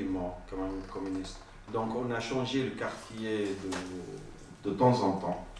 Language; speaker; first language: French; non-native, learner; Arabic